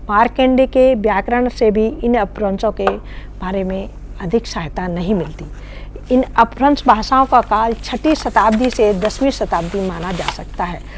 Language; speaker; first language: Hindi; native; Hindi